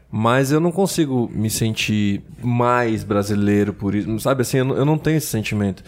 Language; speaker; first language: Portuguese; native; Portuguese